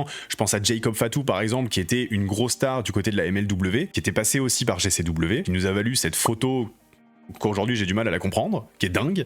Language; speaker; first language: French; native; French